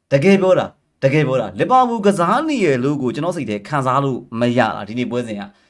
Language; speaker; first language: Burmese; native; Burmese